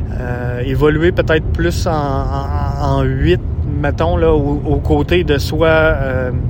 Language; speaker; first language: French; native; French